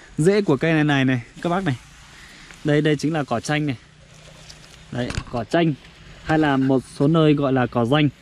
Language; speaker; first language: Vietnamese; non-native, local second language; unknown